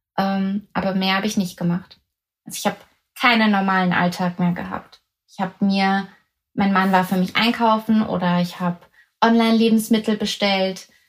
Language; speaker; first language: German; native; German